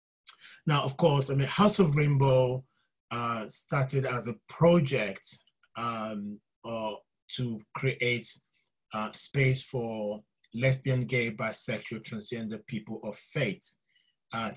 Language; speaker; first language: English; non-native, local second language; Yoruba